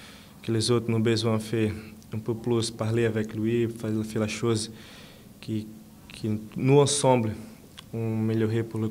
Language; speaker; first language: French; non-native, learner; Portuguese